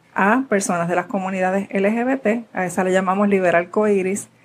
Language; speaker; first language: Spanish; native; Spanish